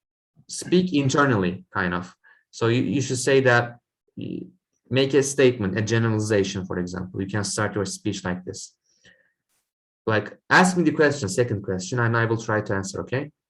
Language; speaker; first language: English; non-native, fluent; Turkish